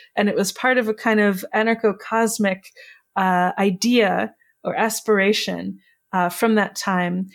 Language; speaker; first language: English; native; English